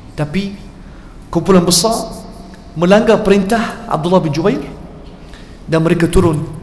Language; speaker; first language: Malay; non-native, fluent; Arabic